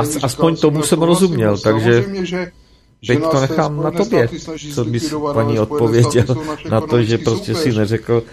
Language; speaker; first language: Czech; native; Czech